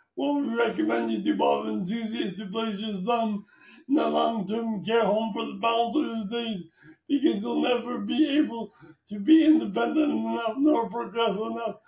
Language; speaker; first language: English; native; English